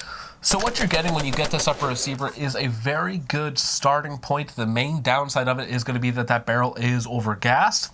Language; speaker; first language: English; native; English